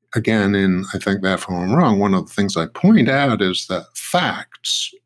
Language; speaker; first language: English; native; English